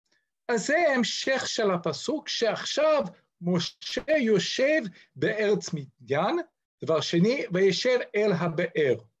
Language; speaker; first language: Hebrew; non-native, fluent; English